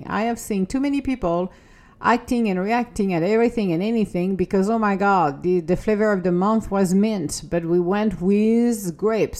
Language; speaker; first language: English; non-native, fluent; French